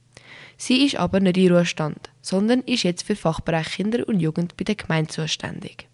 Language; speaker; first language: German; native; German